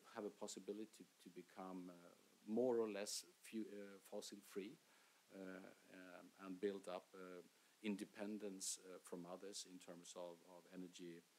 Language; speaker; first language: English; non-native, fluent; Swedish